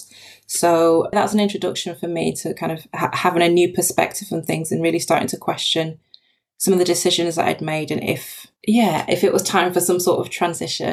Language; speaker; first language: English; native; English